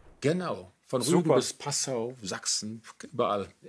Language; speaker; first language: German; native; German